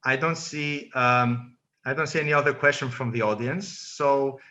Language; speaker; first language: English; non-native, fluent; Greek